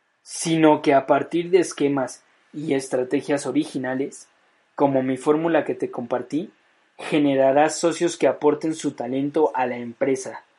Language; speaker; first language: Spanish; native; Spanish